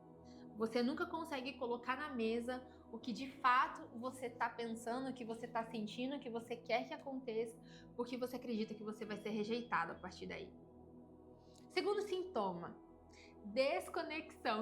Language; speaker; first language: Portuguese; native; Portuguese